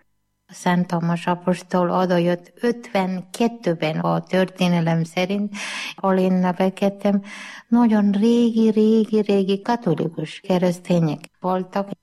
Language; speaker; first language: Hungarian; non-native, learner; Malayalam